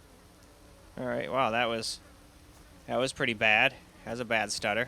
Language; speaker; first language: English; native; English